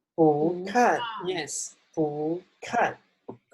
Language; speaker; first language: Chinese; non-native, fluent; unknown